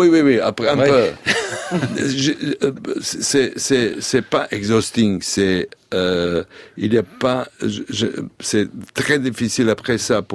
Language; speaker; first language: French; non-native, learner; Serbian